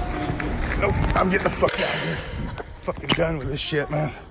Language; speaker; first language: English; native; English